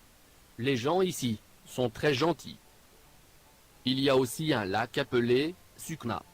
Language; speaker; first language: French; non-native, learner; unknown